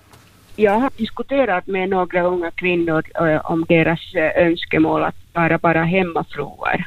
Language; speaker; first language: Swedish; non-native, local second language; Finnish